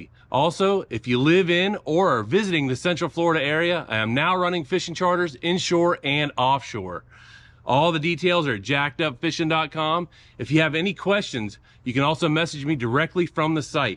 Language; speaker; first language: English; native; English